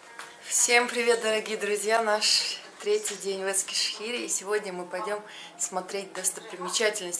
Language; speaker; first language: Russian; native; Russian